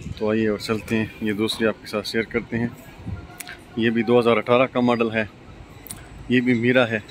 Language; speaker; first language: Urdu; non-native, local second language; Pashto